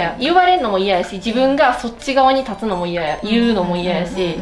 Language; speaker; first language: Japanese; native; Japanese